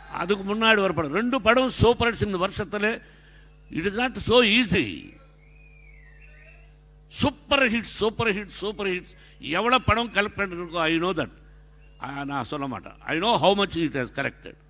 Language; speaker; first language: Tamil; non-native, learner; Telugu